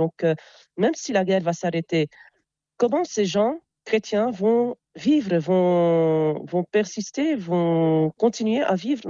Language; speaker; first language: French; non-native, local second language; Arabic